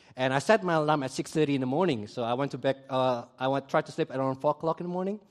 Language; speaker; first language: English; early bilingual, other home language; Indonesian